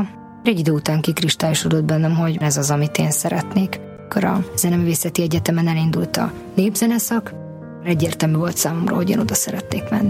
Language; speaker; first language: Hungarian; native; Hungarian